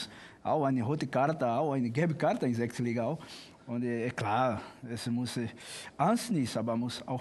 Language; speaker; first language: German; non-native, learner; Portuguese